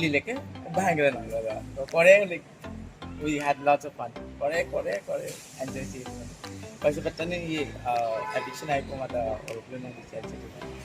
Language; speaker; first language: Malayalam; non-native, fluent; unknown